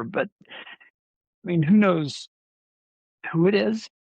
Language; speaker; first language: English; native; English